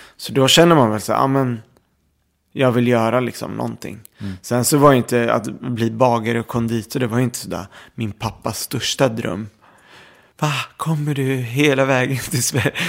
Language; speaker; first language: Swedish; early bilingual, other home language; Arabic